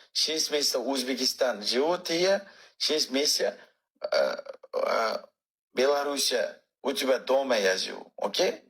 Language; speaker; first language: Russian; non-native, learner; Uzbek